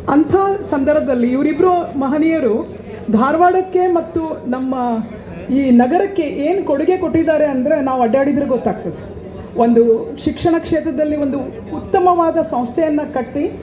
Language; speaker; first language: Kannada; native; Kannada